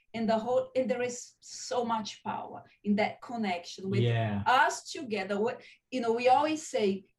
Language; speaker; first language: English; non-native, fluent; Portuguese